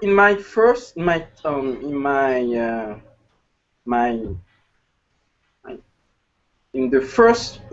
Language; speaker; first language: English; non-native, learner; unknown